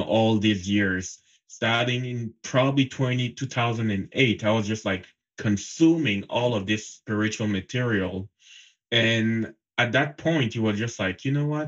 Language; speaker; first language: English; non-native, local second language; French